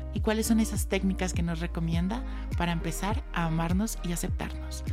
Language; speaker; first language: Spanish; native; Spanish